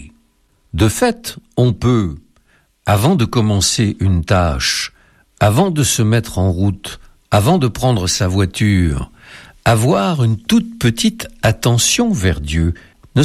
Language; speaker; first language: French; native; French